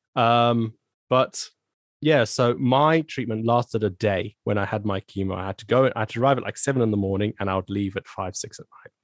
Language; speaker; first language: English; native; English